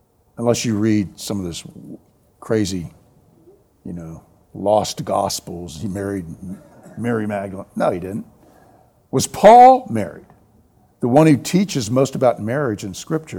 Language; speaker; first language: English; native; English